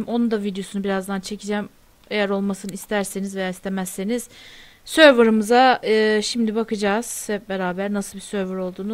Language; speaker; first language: Turkish; native; Turkish